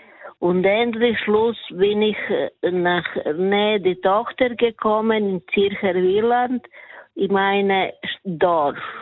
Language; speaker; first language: German; non-native, learner; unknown